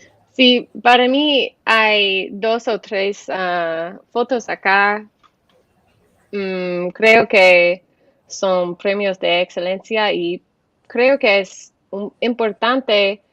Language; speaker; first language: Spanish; non-native, learner; English